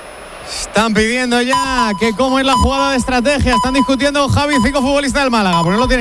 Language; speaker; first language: Spanish; native; Spanish